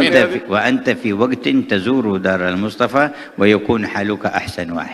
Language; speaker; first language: Arabic; native; Arabic